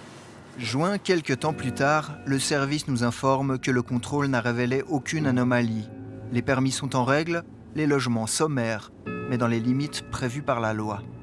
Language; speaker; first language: French; native; French